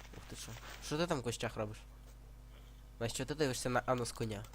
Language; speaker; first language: Russian; non-native, local second language; Ukrainian